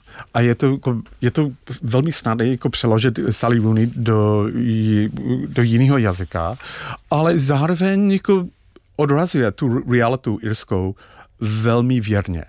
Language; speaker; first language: Czech; non-native, fluent; English